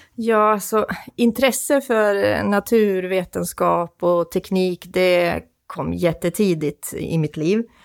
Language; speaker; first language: Swedish; non-native, fluent; Croatian